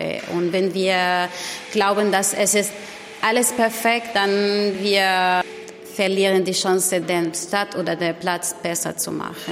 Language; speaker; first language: German; non-native, learner; Arabic